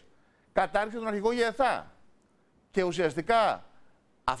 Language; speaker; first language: Greek; native; Greek